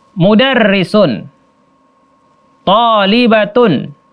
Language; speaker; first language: Arabic; non-native, fluent; Indonesian